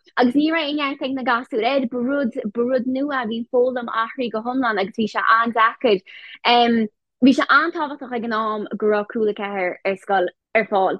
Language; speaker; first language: Irish; native; Irish